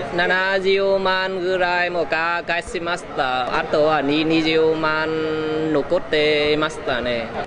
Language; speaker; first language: Japanese; non-native, learner; Vietnamese